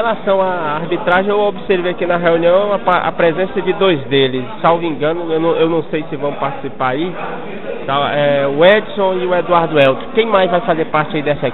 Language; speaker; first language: Portuguese; native; Portuguese